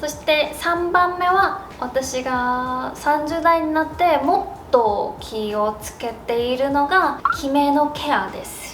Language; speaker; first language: Japanese; non-native, learner; Korean